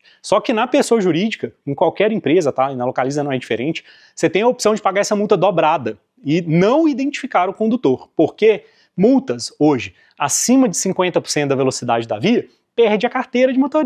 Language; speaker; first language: Portuguese; native; Portuguese